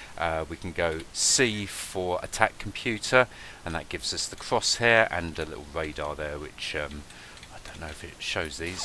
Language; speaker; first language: English; native; English